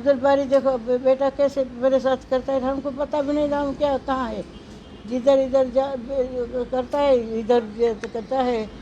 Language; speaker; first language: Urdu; early bilingual, heritage; Arabic